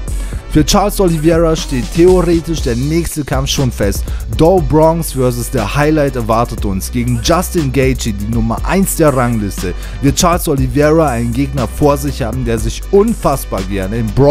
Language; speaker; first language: German; native; German